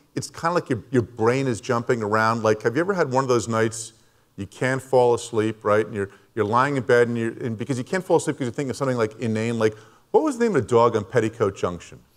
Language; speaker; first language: English; native; English